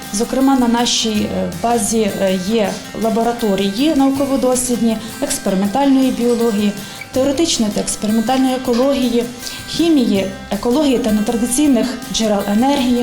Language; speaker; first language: Ukrainian; native; Ukrainian